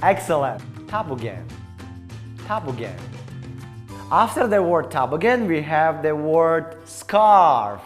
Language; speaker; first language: English; non-native, learner; Tajik